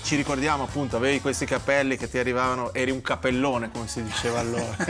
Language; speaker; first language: Italian; native; Italian